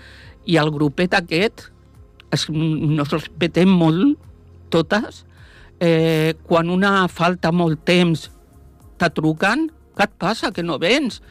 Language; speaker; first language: Catalan; non-native, local second language; Spanish